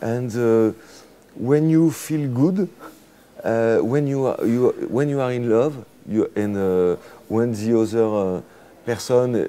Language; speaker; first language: English; non-native, fluent; French